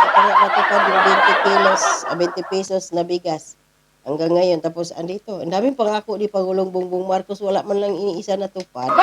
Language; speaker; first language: Filipino; non-native, local second language; Cebuano